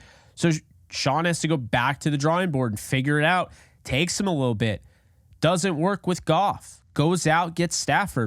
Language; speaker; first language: English; native; English